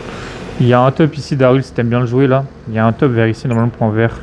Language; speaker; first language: French; native; French